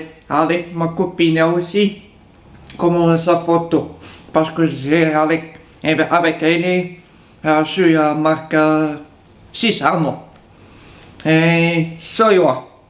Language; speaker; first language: French; non-native, learner; Bulgarian